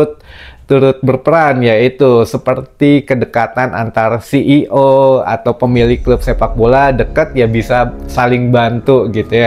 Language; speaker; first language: Indonesian; native; Indonesian